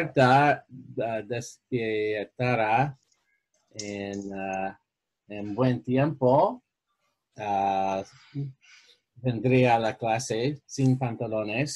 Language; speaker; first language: Spanish; non-native, fluent; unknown